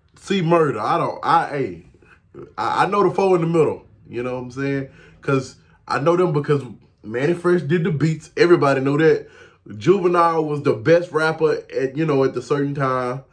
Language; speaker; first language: English; native; English